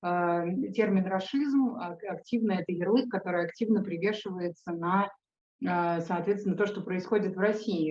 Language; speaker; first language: Russian; native; Russian